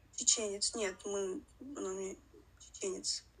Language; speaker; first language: Russian; non-native, local second language; Chechen